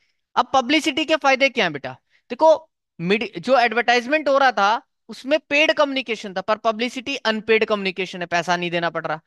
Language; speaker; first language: Hindi; native; Hindi